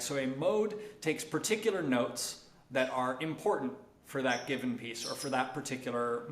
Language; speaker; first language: English; native; English